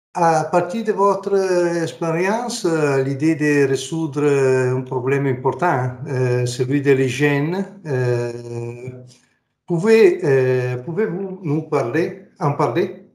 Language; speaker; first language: French; non-native, learner; Italian